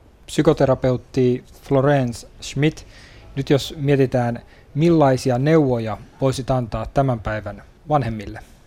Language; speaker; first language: Finnish; native; Finnish